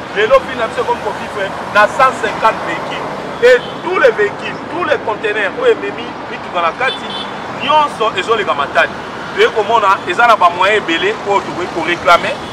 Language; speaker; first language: Lingala; non-native, local second language; Kongo